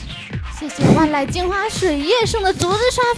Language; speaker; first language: Chinese; native; Chinese